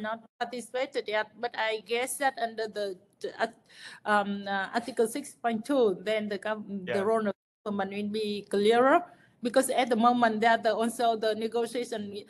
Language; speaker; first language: English; non-native, fluent; Vietnamese